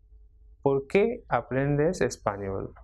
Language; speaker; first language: Spanish; non-native, fluent; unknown